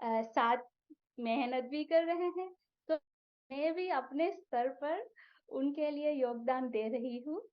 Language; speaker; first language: Hindi; non-native, fluent; Sinhala